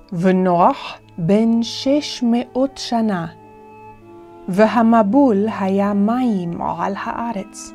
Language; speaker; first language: Hebrew; non-native, fluent; English